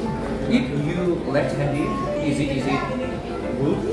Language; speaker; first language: English; non-native, learner; Korean